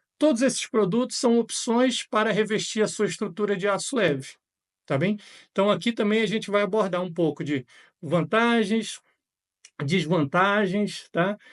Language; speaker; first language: Portuguese; native; Portuguese